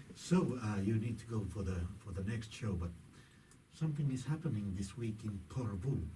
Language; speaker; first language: English; non-native, fluent; Finnish